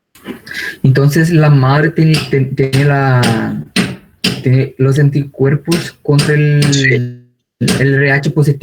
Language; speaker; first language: Spanish; non-native, fluent; Portuguese